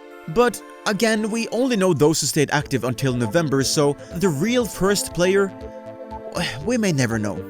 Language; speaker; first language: English; native; English